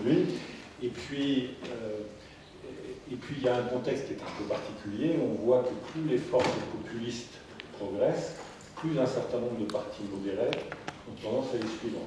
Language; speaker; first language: French; native; French